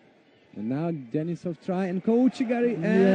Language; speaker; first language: English; non-native, learner; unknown